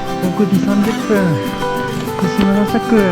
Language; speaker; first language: Japanese; native; Japanese